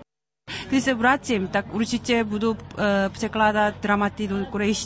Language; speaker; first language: Czech; non-native, fluent; Korean